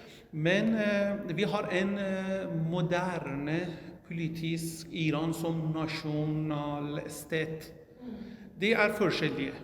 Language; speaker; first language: Norwegian; non-native, learner; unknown